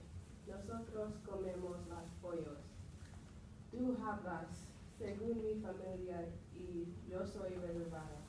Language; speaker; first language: Spanish; non-native, learner; English